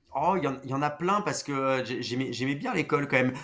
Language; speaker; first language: French; native; French